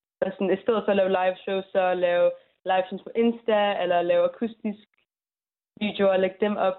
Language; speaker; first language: Danish; early bilingual, heritage; English